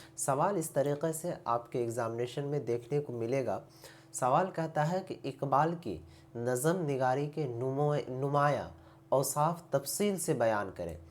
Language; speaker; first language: Urdu; native; Urdu